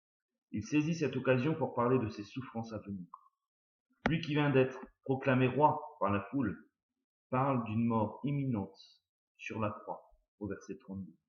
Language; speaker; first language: French; native; French